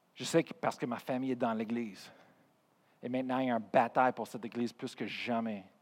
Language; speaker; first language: French; non-native, fluent; English